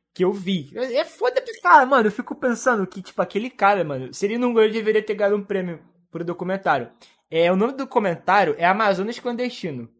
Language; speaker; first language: Portuguese; native; Portuguese